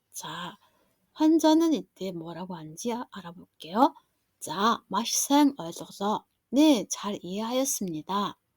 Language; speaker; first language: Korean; non-native, fluent; Mongolian